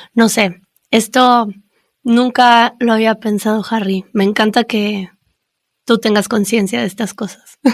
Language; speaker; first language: Spanish; native; Spanish